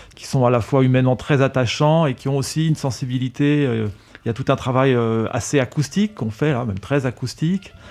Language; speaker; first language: French; native; French